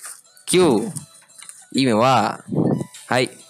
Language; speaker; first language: Japanese; non-native, learner; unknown